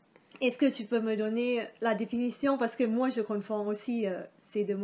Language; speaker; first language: French; non-native, fluent; Thai